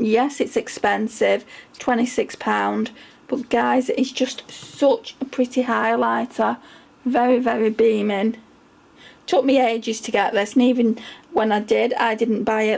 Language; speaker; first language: English; native; English